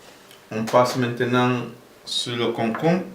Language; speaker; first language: French; non-native, fluent; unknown